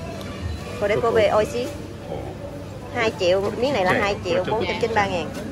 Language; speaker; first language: Japanese; non-native, learner; Vietnamese